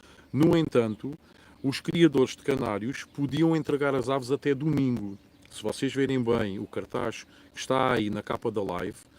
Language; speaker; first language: Portuguese; native; Portuguese